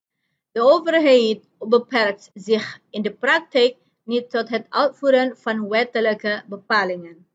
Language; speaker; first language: Dutch; non-native, fluent; Indonesian